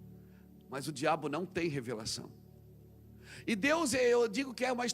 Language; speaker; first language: Portuguese; native; Portuguese